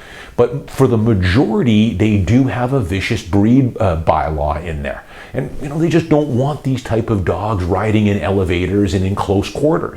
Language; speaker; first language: English; native; English